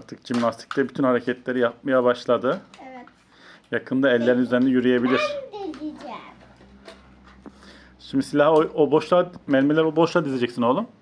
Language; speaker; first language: Turkish; native; Turkish